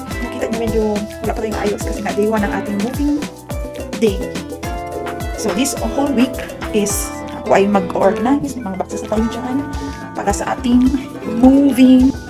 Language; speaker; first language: Filipino; native; Filipino